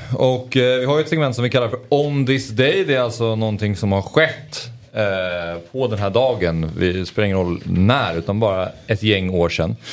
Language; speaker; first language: Swedish; native; Swedish